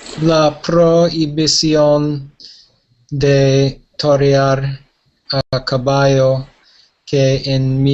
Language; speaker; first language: Spanish; non-native, learner; English